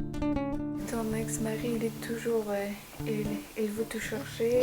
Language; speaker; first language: French; non-native, learner; Persian